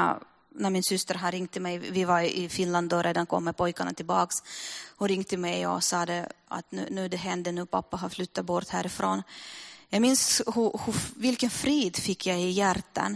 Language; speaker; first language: Swedish; non-native, fluent; Russian